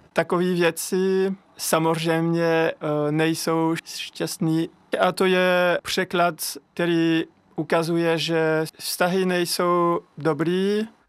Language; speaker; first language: Czech; non-native, fluent; French